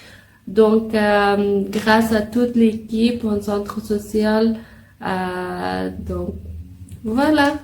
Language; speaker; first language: French; non-native, learner; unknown